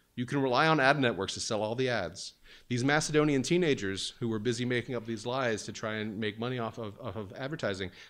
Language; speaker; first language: English; native; English